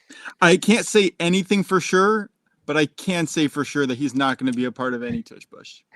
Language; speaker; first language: English; native; English